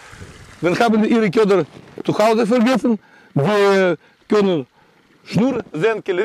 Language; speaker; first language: German; non-native, learner; Russian